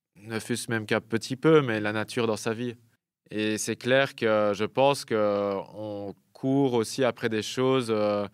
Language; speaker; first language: French; native; French